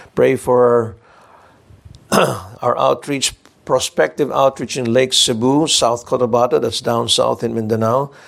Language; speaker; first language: English; non-native, local second language; Filipino